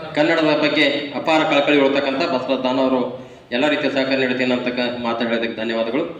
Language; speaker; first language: Kannada; native; Kannada